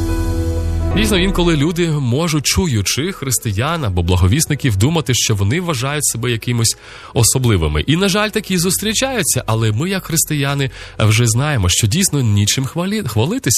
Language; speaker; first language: Ukrainian; native; Ukrainian